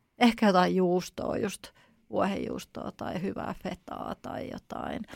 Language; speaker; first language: Finnish; native; Finnish